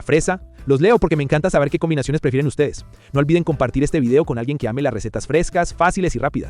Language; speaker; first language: Spanish; native; Spanish